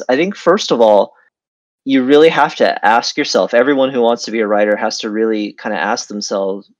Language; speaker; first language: English; native; English